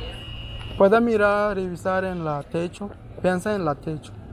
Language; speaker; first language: Spanish; non-native, learner; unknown